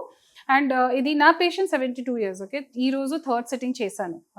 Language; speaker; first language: Telugu; non-native, fluent; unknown